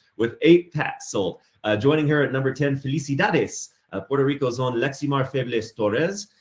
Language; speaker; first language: English; native; English